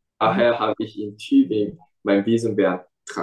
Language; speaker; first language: German; non-native, fluent; Korean